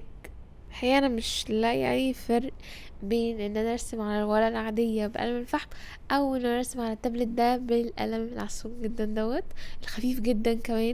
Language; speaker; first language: Arabic; native; Arabic